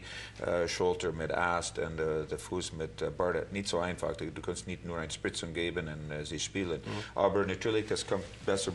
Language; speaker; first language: German; non-native, learner; English